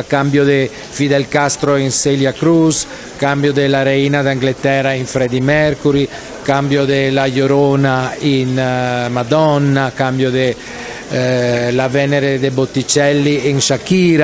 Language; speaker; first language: Spanish; non-native, fluent; Italian